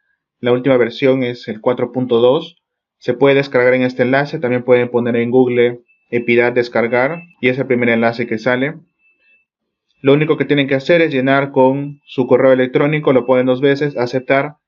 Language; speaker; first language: Spanish; native; Spanish